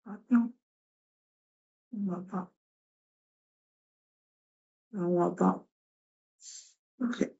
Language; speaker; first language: French; non-native, learner; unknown